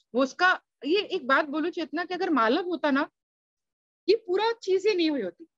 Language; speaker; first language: Hindi; native; Hindi